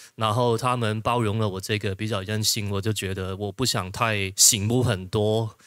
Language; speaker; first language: Chinese; non-native, local second language; Cantonese